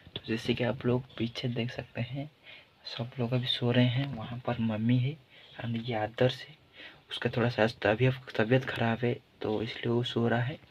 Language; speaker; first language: Hindi; non-native, local second language; Odia